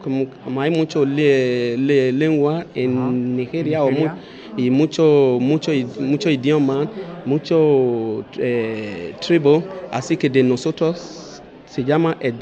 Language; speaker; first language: Spanish; non-native, learner; Bini